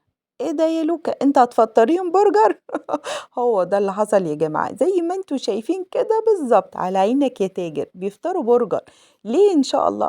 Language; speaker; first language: Arabic; native; Arabic